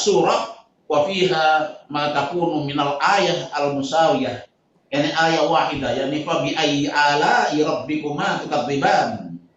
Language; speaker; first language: Arabic; non-native, fluent; Indonesian